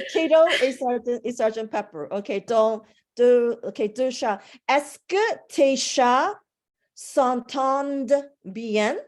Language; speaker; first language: French; non-native, fluent; English